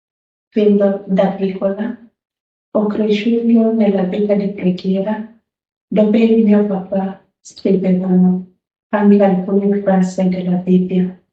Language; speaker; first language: Italian; non-native, learner; Luo (Kenya and Tanzania)